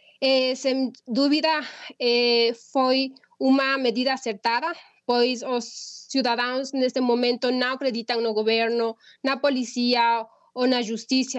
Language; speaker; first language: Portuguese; non-native, learner; Spanish